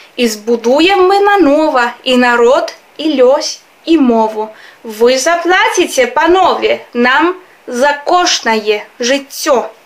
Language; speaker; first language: Belarusian; non-native, fluent; Spanish